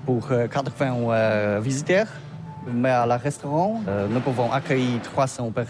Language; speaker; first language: French; non-native, learner; Polish